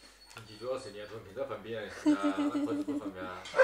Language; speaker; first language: Chinese; native; Chinese